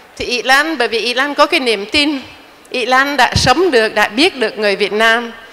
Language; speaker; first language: Vietnamese; non-native, fluent; English